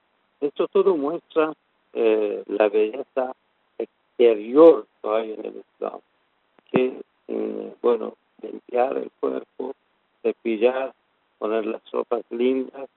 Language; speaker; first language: Spanish; non-native, learner; Persian